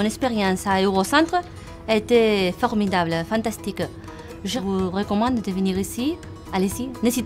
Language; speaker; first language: French; non-native, fluent; Spanish